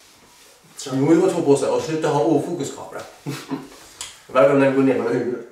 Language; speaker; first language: Swedish; native; Swedish